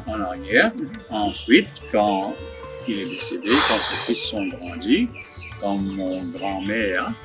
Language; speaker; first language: French; non-native, local second language; Morisyen